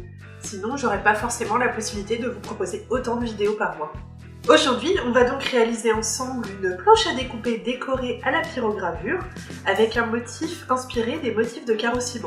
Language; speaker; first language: French; native; French